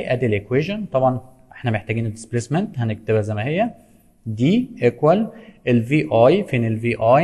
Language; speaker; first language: Arabic; native; Arabic